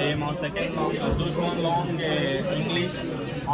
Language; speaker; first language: French; non-native, learner; Tamil